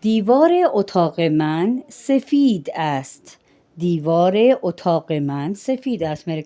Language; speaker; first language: Persian; non-native, fluent; Urdu